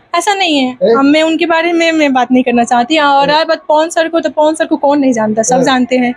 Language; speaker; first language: Hindi; non-native, local second language; Bhojpuri